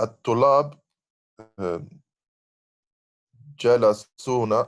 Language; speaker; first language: Arabic; non-native, learner; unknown